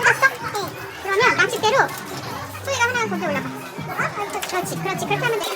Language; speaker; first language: Korean; native; Korean